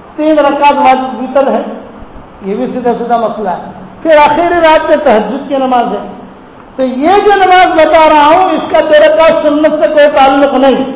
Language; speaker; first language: Urdu; non-native, local second language; Gujarati